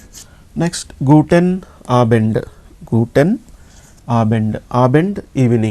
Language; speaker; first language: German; non-native, learner; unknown